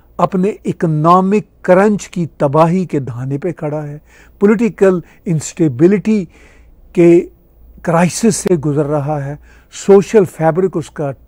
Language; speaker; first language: Urdu; non-native, local second language; Punjabi